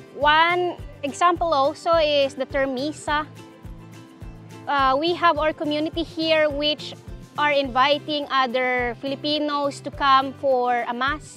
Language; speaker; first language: English; non-native, local second language; Filipino